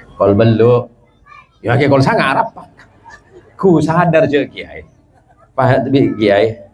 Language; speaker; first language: Malay; non-native, local second language; Madurese